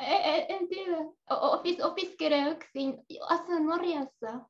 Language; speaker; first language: Finnish; non-native, learner; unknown